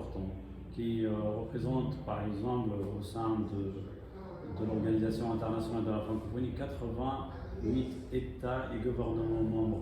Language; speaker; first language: French; non-native, fluent; Arabic